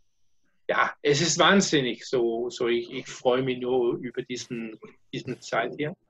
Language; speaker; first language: German; non-native, learner; Danish